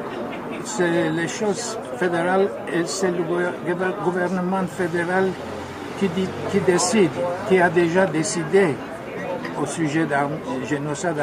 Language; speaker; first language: French; non-native, fluent; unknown